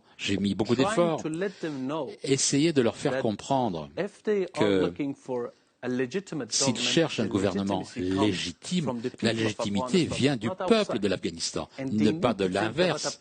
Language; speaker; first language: French; non-native, fluent; Persian